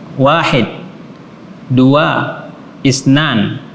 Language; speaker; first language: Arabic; non-native, fluent; Indonesian